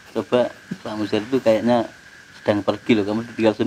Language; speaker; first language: Indonesian; native; Indonesian